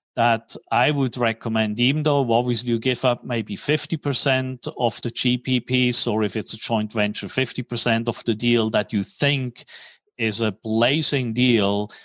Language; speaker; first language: English; non-native, fluent; German